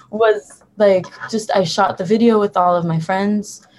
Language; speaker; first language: English; early bilingual, other home language; Hebrew